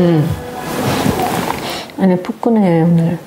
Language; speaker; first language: Korean; non-native, learner; Indonesian